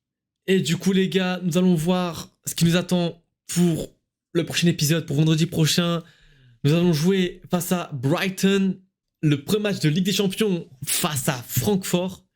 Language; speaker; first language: French; native; French